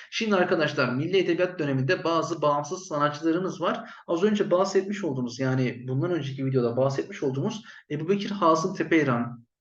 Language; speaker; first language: Turkish; native; Turkish